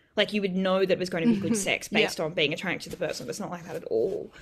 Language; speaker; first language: English; native; English